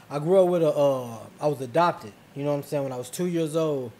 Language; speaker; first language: English; native; English